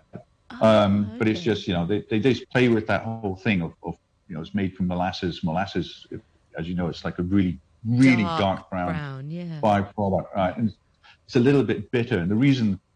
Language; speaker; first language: English; native; English